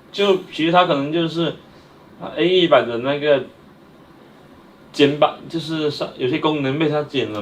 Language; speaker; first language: Chinese; native; Chinese